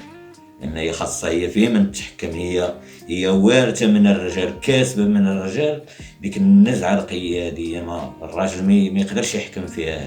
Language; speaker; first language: Arabic; native; Arabic